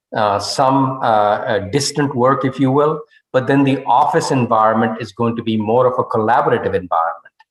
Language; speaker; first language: English; non-native, local second language; Hindi